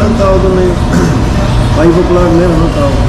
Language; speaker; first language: Filipino; non-native, learner; Punjabi